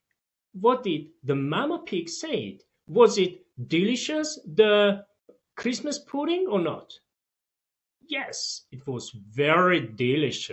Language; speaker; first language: English; non-native, fluent; Tajik